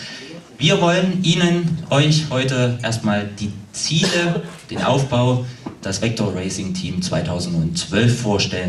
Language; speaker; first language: German; native; German